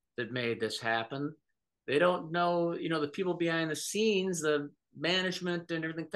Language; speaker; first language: English; native; English